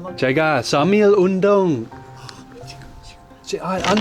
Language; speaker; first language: Korean; non-native, learner; Dutch